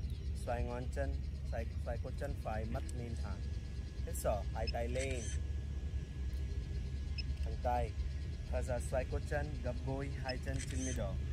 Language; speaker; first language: Vietnamese; non-native, learner; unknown